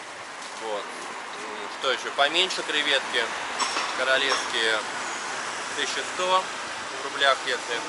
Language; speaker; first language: Russian; native; Russian